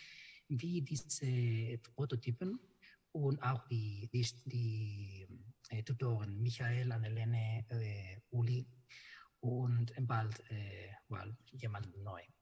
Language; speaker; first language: German; non-native, fluent; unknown